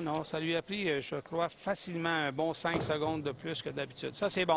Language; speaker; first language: French; native; French